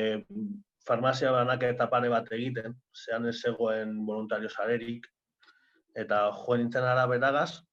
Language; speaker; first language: Basque; non-native, local second language; Spanish